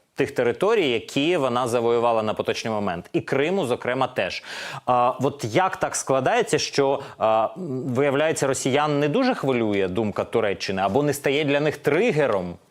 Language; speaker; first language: Ukrainian; native; Ukrainian